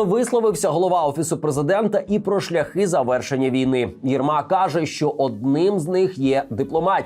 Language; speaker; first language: Ukrainian; native; Ukrainian